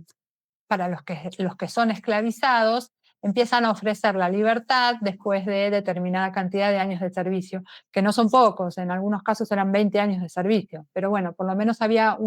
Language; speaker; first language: Spanish; native; Spanish